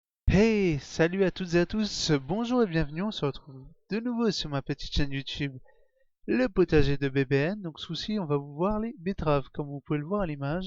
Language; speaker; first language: French; native; French